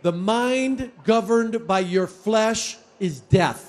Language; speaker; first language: English; native; English